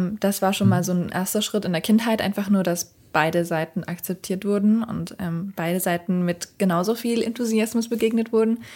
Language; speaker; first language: German; early bilingual, other home language; Kurdish